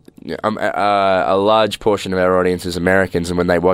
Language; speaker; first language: English; native; English